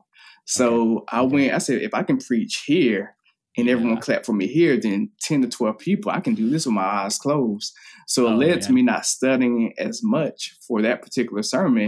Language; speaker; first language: English; native; English